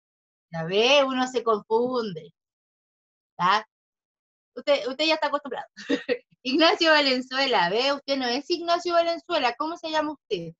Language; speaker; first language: Spanish; native; Spanish